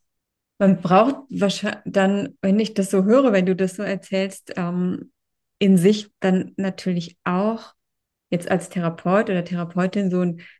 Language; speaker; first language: German; native; German